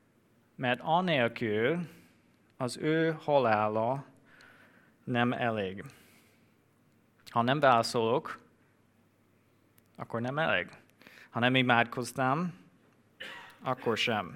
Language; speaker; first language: Hungarian; non-native, fluent; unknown